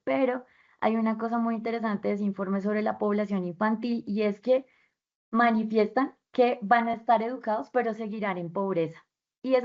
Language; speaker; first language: Spanish; native; Spanish